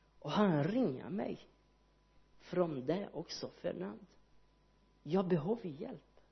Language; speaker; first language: Swedish; non-native, learner; Portuguese